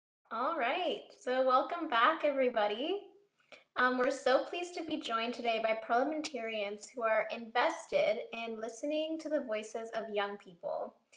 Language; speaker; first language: English; native; English